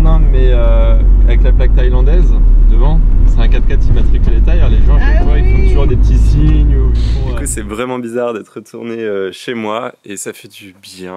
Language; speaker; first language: French; native; French